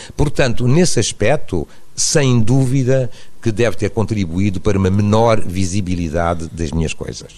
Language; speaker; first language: Portuguese; native; Portuguese